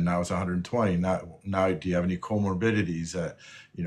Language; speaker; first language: English; native; English